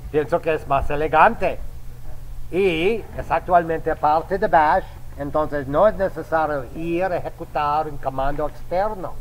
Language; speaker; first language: Spanish; non-native, fluent; English